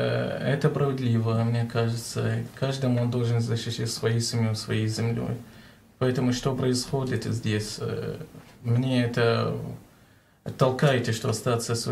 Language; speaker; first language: Russian; non-native, learner; Arabic